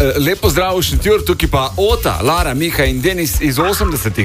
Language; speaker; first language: Slovenian; native; Slovenian